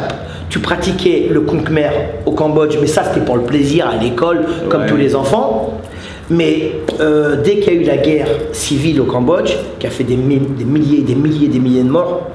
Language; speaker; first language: French; native; French